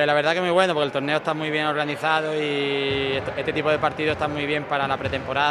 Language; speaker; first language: Spanish; native; Spanish